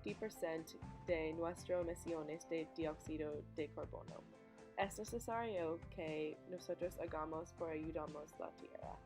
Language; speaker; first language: Spanish; non-native, learner; English